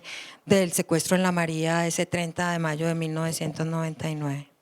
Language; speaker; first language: Spanish; native; Spanish